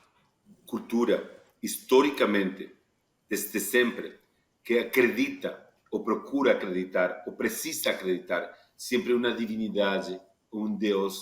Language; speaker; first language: Portuguese; non-native, fluent; Spanish